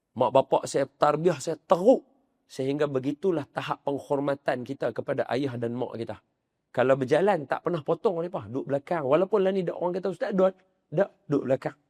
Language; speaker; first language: Malay; native; Malay